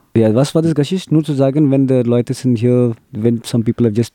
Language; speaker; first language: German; non-native, learner; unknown